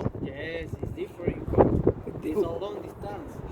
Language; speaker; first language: English; non-native, learner; Spanish